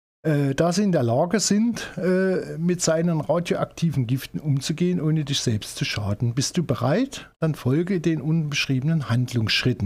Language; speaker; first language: German; native; German